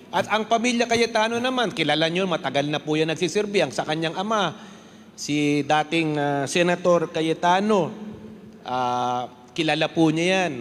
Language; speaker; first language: Filipino; non-native, local second language; Bikol